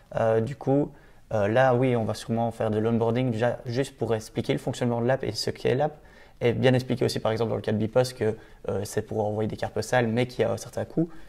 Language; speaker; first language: French; native; French